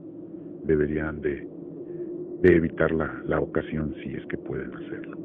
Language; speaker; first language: Spanish; native; Spanish